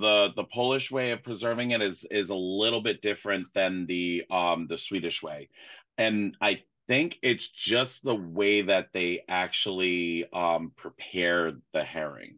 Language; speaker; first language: English; native; English